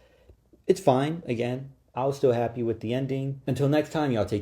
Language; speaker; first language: English; native; English